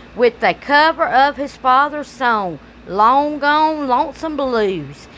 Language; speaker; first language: English; native; English